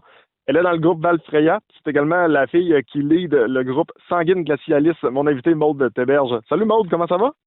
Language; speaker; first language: French; native; French